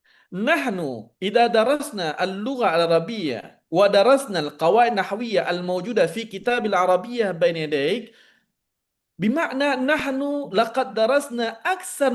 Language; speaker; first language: Arabic; non-native, fluent; Indonesian